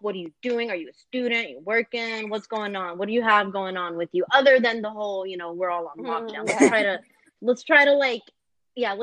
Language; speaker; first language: English; native; English